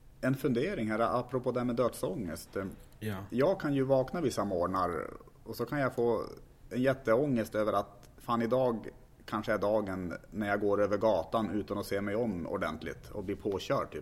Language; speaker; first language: Swedish; native; Swedish